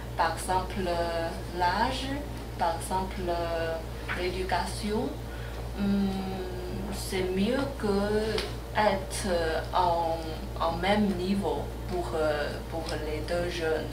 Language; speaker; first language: French; non-native, learner; Chinese